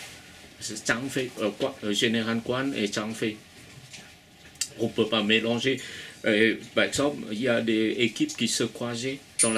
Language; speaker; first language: French; non-native, fluent; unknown